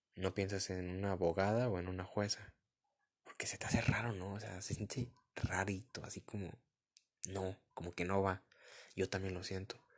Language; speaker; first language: Spanish; early bilingual, heritage; Spanish